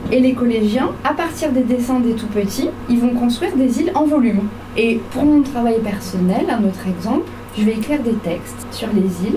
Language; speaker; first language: French; native; French